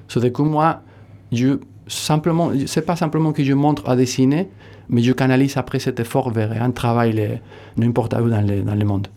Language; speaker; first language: French; non-native, fluent; Spanish